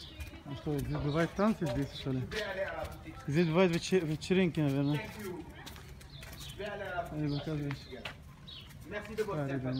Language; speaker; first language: Russian; non-native, fluent; Arabic